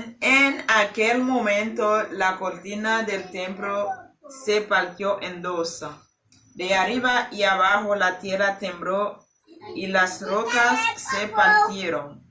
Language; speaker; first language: Spanish; non-native, learner; Haitian Creole